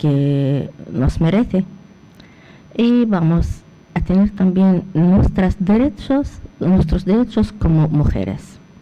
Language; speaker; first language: Spanish; non-native, fluent; Arabic